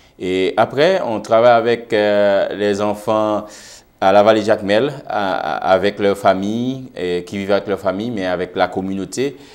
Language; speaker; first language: French; non-native, local second language; Haitian Creole